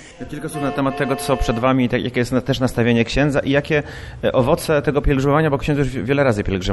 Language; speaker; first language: Polish; native; Polish